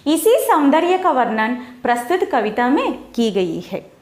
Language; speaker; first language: Hindi; non-native, local second language; Telugu